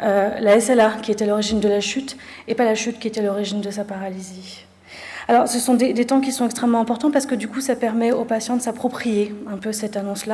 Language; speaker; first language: French; native; French